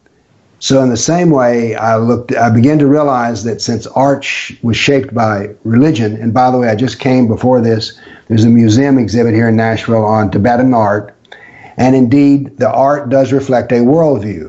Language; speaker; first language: English; native; English